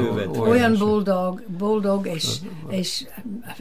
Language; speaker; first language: Hungarian; non-native, fluent; English